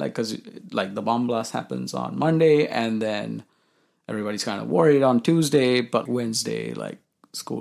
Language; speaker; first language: English; non-native, local second language; Sinhala